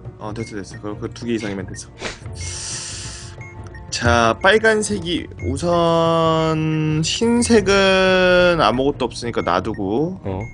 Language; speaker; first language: Korean; native; Korean